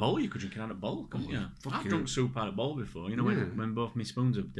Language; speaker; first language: English; native; English